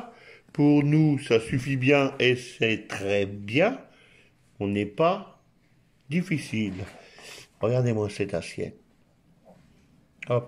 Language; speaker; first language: French; native; French